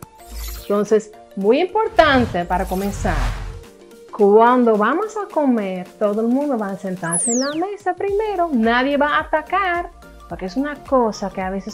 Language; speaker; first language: Spanish; non-native, fluent; Dutch